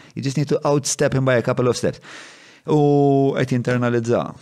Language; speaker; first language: English; non-native, local second language; Maltese